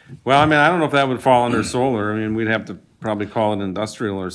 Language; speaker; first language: English; native; English